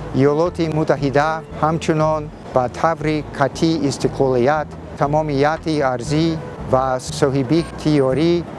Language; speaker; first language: Tajik; non-native, learner; English